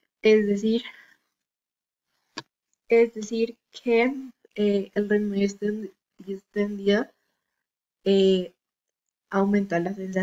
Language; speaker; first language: Spanish; native; Spanish